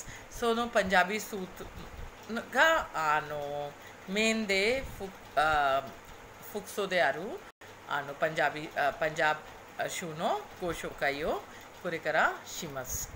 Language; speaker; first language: Japanese; non-native, fluent; Hindi